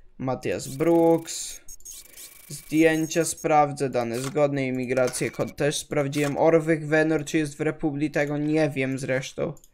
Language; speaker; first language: Polish; native; Polish